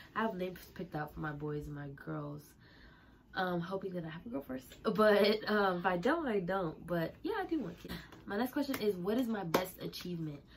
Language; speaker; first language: English; native; English